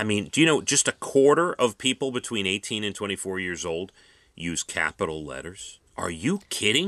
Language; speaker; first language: English; native; English